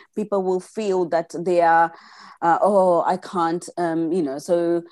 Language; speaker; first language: English; non-native, local second language; Gujarati